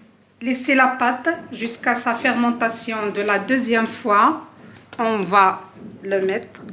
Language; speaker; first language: French; non-native, local second language; Arabic